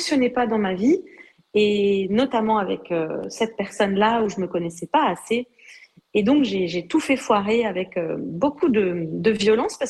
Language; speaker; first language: French; native; French